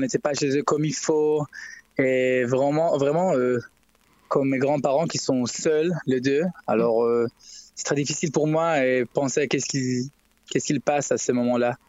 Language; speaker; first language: French; non-native, learner; Hebrew